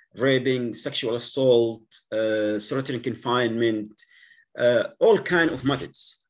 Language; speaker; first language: English; non-native, fluent; Arabic